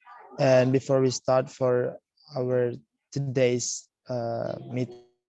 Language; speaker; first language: English; non-native, learner; Indonesian